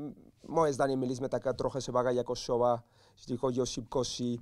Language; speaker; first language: Polish; non-native, learner; Spanish